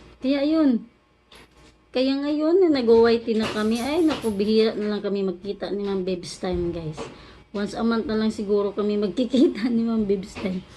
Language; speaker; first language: Filipino; native; Filipino